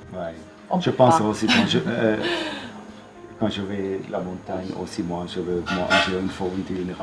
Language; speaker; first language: French; non-native, local second language; German